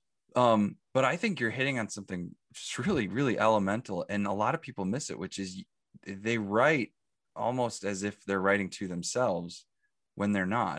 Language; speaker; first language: English; native; English